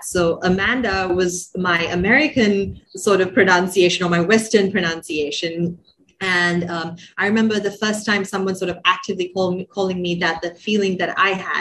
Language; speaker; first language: English; non-native, local second language; Sinhala